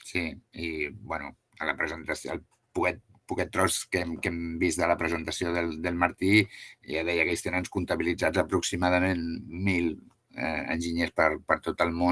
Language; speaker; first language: Catalan; native; Catalan